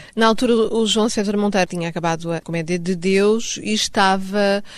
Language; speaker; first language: Portuguese; non-native, fluent; Swedish